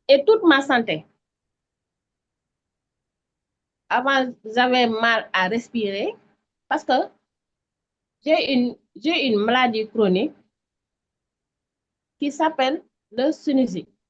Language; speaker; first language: French; non-native, local second language; Wolof